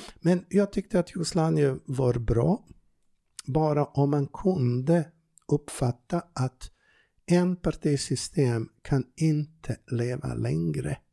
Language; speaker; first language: Swedish; non-native, fluent; Serbian